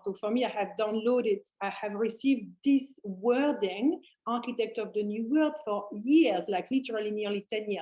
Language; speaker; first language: English; non-native, fluent; French